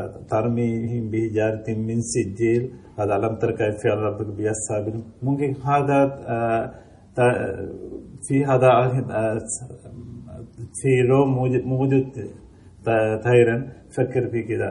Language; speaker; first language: Arabic; non-native, learner; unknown